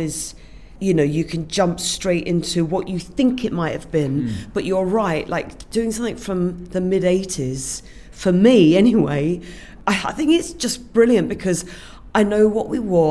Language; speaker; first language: English; native; English